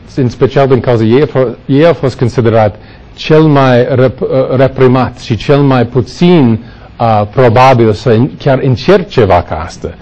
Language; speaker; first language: Romanian; non-native, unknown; English